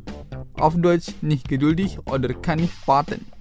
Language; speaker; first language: German; non-native, fluent; Indonesian